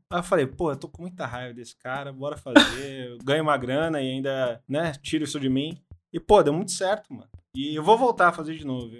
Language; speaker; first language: Portuguese; native; Portuguese